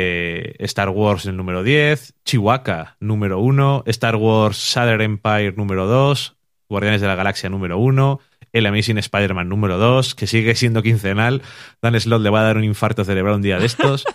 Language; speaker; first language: Spanish; native; Spanish